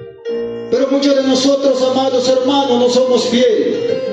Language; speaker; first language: Spanish; non-native, local second language; Quechua